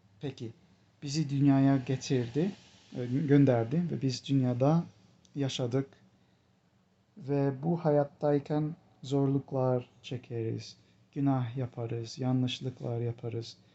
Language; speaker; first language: Turkish; non-native, fluent; English